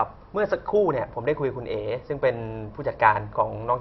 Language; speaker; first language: Thai; native; Thai